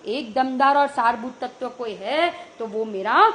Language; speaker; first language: Hindi; non-native, local second language; Gujarati